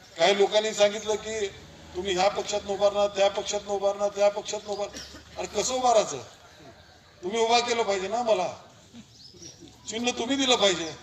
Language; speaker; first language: Marathi; native; Marathi